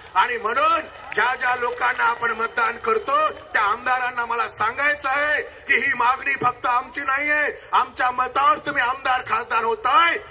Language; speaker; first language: Marathi; non-native, local second language; Lambadi